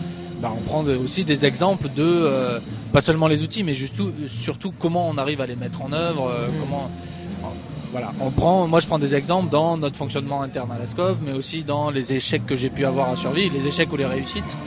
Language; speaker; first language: French; native; French